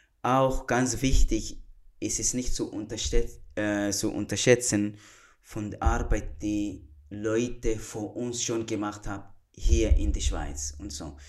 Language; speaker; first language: German; non-native, fluent; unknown